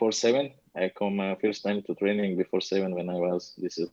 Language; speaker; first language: English; non-native, learner; Latvian